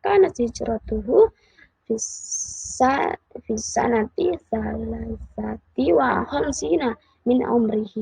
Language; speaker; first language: Arabic; non-native, fluent; Indonesian